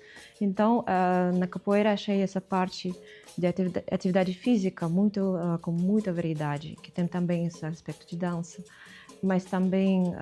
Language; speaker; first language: Portuguese; non-native, fluent; Russian